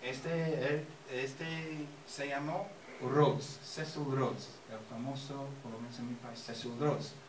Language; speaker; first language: Spanish; non-native, fluent; English